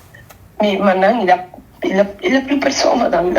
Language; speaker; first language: French; non-native, fluent; Spanish